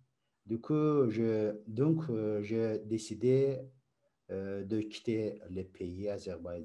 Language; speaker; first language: French; non-native, learner; Azerbaijani